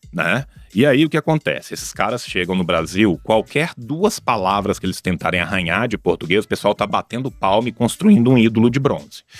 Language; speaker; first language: Portuguese; native; Portuguese